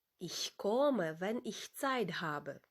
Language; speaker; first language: German; non-native, fluent; Ukrainian